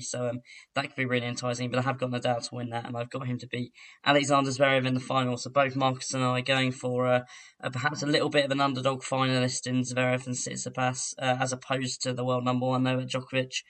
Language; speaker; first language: English; native; English